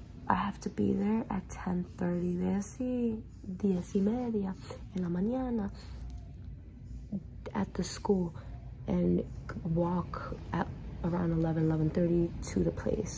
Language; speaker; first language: English; native; English